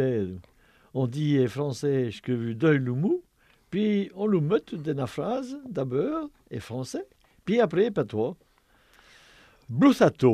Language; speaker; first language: French; native; French